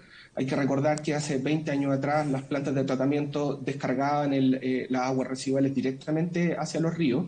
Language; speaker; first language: Spanish; native; Spanish